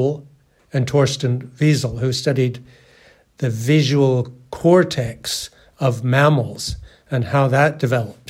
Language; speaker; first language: English; native; English